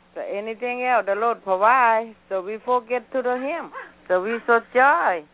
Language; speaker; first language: English; non-native, learner; Thai